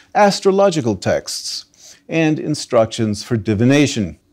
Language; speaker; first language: English; native; English